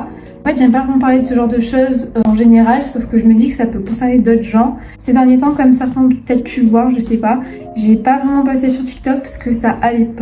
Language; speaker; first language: French; native; French